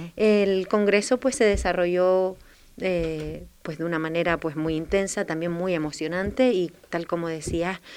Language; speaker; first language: Spanish; native; Spanish